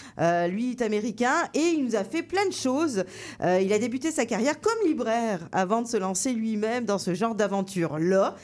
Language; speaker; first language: French; native; French